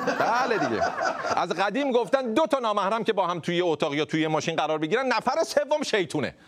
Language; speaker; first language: Persian; native; Persian